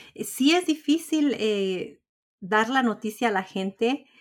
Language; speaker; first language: Spanish; native; Spanish